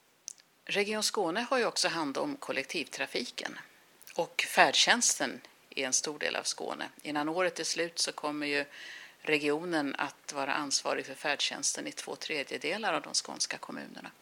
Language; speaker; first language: Swedish; native; Swedish